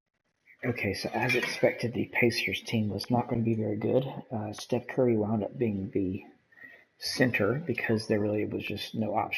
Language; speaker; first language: English; native; English